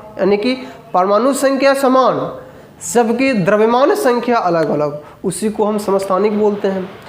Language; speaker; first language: Hindi; native; Hindi